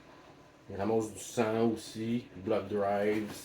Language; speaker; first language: French; native; French